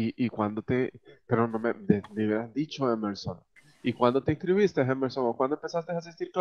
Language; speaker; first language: Spanish; native; Spanish